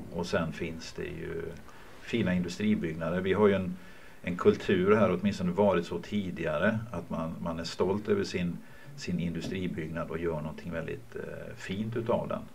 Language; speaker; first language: Swedish; native; Swedish